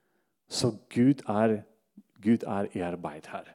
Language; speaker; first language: Norwegian; non-native, local second language; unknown